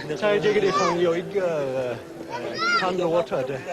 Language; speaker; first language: Chinese; non-native, learner; English